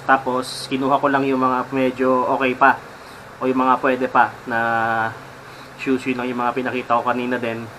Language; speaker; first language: Filipino; native; Filipino